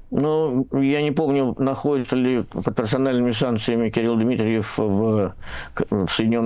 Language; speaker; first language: Russian; native; Russian